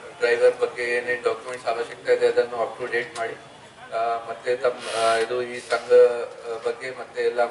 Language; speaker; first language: Kannada; non-native, learner; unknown